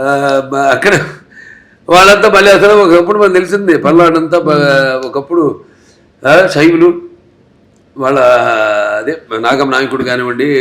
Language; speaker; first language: Telugu; native; Telugu